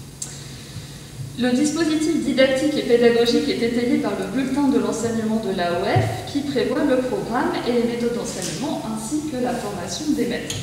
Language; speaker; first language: French; native; French